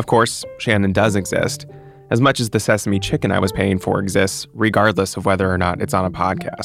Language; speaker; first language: English; native; English